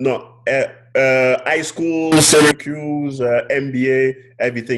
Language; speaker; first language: English; non-native, fluent; French